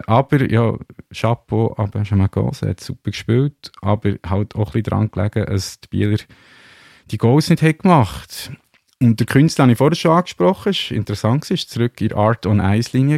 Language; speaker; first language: German; native; German